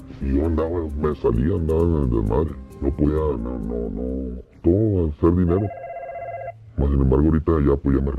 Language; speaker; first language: Spanish; native; Spanish